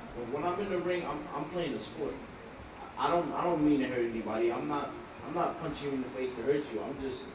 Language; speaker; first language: English; native; English